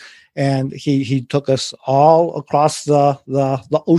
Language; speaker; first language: English; early bilingual, other home language; Spanish